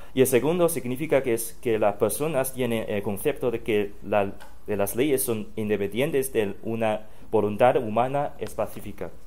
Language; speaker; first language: Spanish; non-native, fluent; Chinese